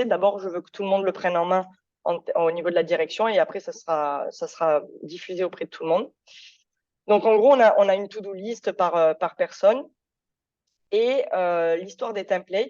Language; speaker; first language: French; native; French